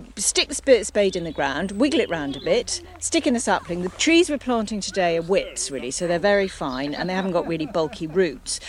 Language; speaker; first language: English; native; English